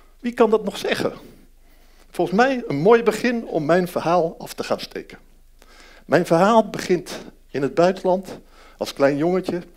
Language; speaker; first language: Dutch; early bilingual, heritage; Dutch